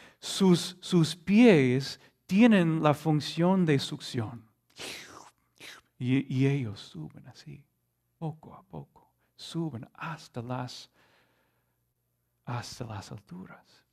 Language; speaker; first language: Spanish; non-native, fluent; English